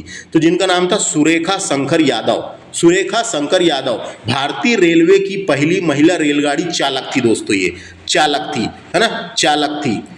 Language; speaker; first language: Hindi; native; Hindi